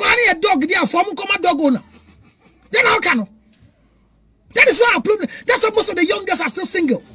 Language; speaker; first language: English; non-native, local second language; Akan